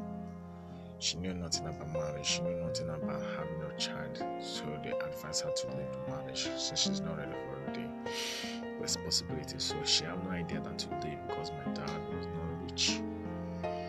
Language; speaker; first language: English; non-native, local second language; Igbo